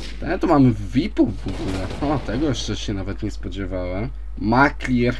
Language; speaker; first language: Polish; native; Polish